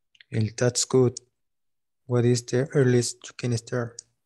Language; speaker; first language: English; non-native, learner; Spanish